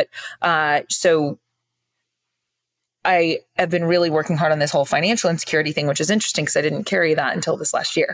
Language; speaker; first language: English; native; English